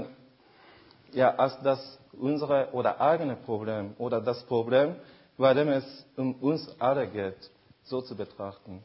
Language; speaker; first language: German; non-native, fluent; Japanese